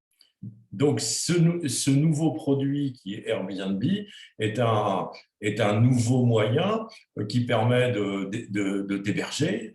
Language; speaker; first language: French; native; French